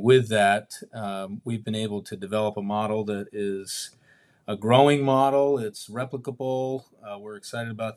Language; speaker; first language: English; native; English